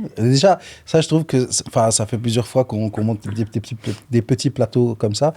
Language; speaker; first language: French; early bilingual, other home language; Arabic